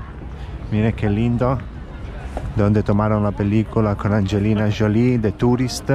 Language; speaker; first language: Spanish; non-native, fluent; Italian